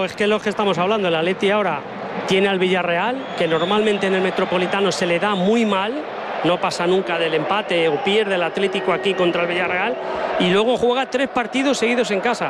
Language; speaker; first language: Spanish; native; Spanish